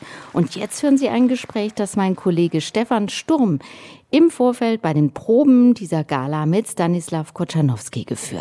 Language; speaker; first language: German; native; German